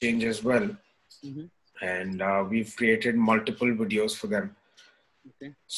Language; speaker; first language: English; non-native, local second language; Hindi